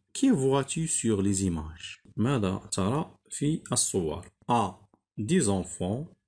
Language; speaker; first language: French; non-native, local second language; Arabic